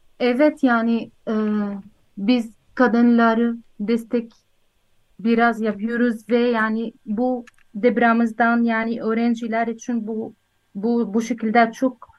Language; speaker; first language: Turkish; non-native, learner; Arabic